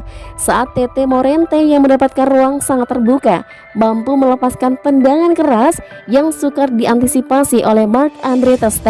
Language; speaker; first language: Indonesian; native; Indonesian